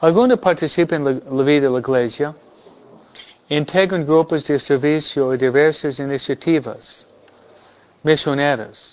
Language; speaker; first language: Spanish; non-native, fluent; English